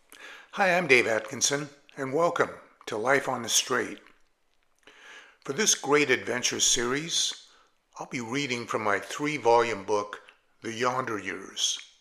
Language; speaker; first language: English; native; English